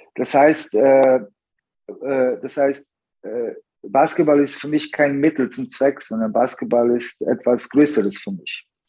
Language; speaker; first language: German; early bilingual, other home language; Serbian